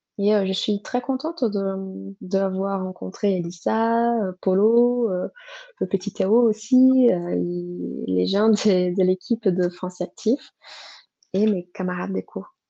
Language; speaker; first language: French; non-native, fluent; Portuguese